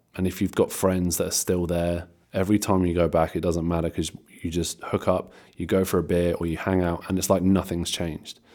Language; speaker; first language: English; native; English